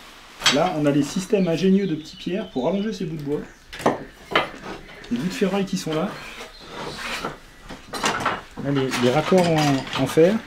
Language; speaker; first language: French; native; French